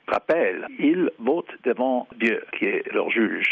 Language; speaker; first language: French; non-native, fluent; English